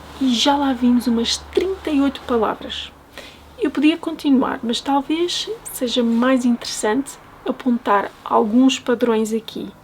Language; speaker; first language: Portuguese; native; Portuguese